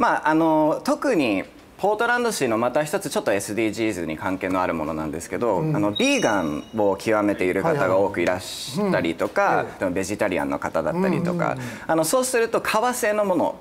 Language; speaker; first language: Japanese; non-native, fluent; English